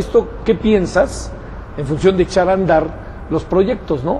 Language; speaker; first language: Spanish; native; Spanish